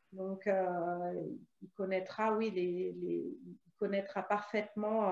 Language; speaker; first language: French; non-native, fluent; German